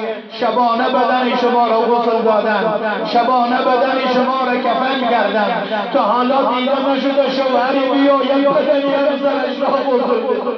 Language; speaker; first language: Persian; native; Persian